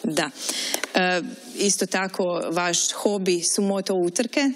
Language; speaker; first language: Croatian; native; Croatian